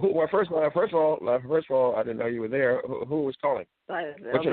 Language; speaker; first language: English; native; English